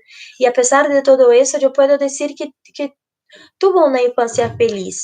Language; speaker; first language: Spanish; non-native, fluent; Portuguese